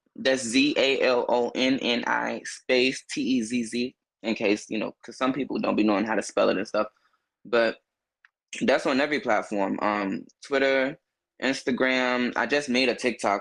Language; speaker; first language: English; native; English